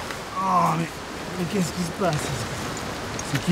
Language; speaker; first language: French; non-native, local second language; Italian